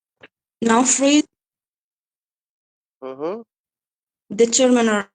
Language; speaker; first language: English; non-native, learner; Arabic